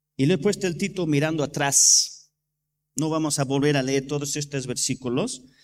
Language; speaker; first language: Spanish; non-native, fluent; English